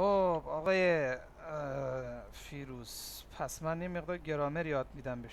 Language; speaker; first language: Persian; non-native, fluent; Urdu